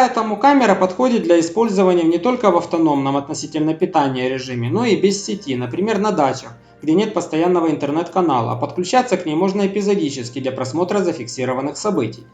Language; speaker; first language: Russian; native; Russian